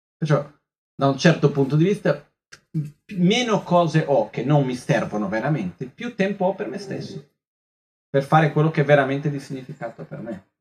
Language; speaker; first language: Italian; non-native, fluent; Portuguese